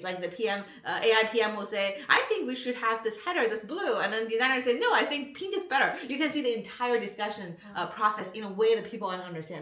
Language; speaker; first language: English; non-native, fluent; Chinese